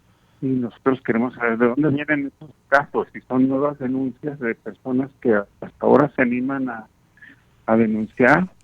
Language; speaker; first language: Spanish; native; Spanish